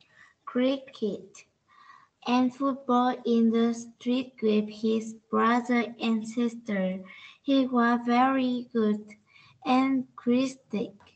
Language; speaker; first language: English; non-native, learner; Vietnamese